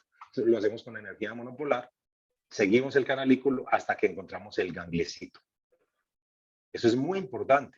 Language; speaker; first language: Spanish; native; Spanish